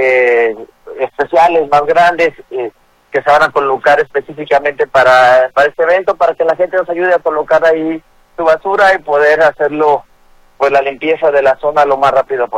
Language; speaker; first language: Spanish; native; Spanish